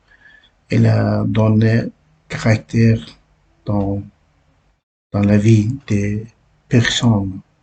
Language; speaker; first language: French; non-native, learner; Uzbek